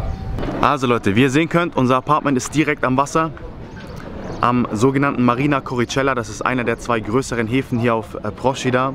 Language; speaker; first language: German; native; German